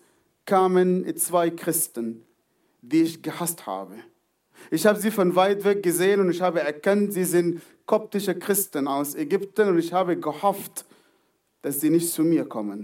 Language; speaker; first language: German; non-native, fluent; Arabic